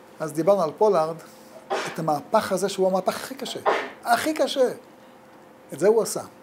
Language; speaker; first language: Hebrew; native; Hebrew